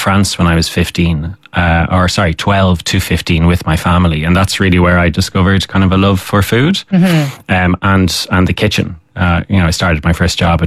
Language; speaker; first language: English; native; English